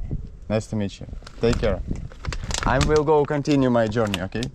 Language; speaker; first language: English; non-native, learner; Russian